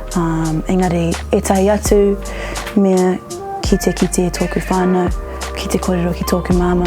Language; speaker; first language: Māori; non-native, local second language; English